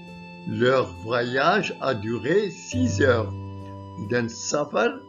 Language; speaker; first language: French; non-native, local second language; Arabic